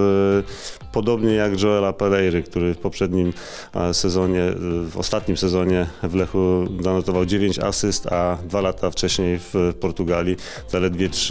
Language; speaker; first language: Polish; native; Polish